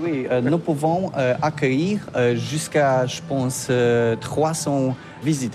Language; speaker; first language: French; non-native, learner; Polish